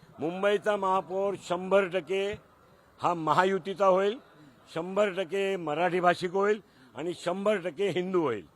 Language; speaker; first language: Marathi; non-native, local second language; Gujarati